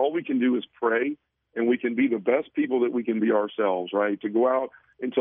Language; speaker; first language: English; native; English